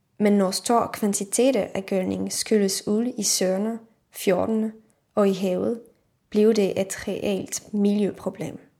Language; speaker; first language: Danish; non-native, fluent; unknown